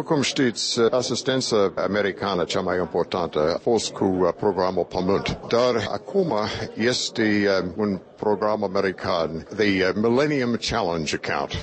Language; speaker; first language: Romanian; non-native, fluent; English